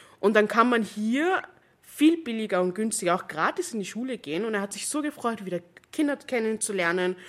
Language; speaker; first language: German; non-native, fluent; English